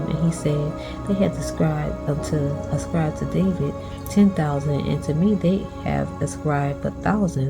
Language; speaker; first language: English; native; English